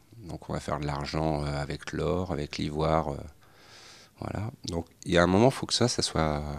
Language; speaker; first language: French; native; French